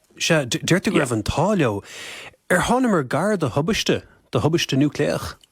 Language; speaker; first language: Irish; native; Irish